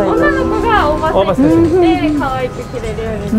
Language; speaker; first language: Japanese; native; Japanese